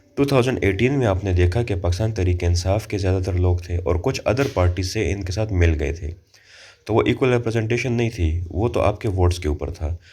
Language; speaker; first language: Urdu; native; Urdu